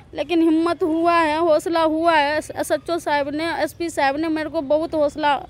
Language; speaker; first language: Hindi; native; Hindi